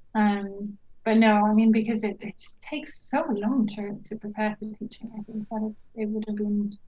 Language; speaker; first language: English; non-native, fluent; Norwegian